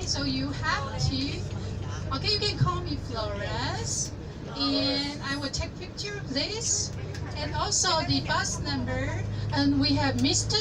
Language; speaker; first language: English; non-native, learner; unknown